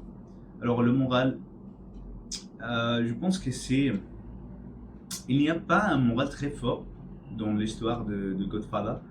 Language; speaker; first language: French; non-native, learner; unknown